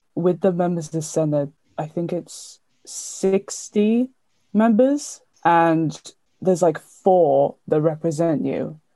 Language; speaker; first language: English; native; English